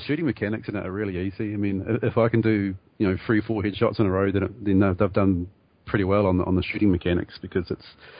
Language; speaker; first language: English; native; English